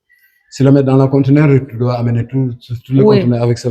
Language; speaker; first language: French; non-native, local second language; Wolof